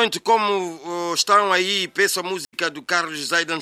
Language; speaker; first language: Portuguese; native; Portuguese